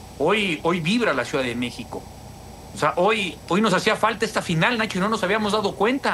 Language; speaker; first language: Spanish; native; Spanish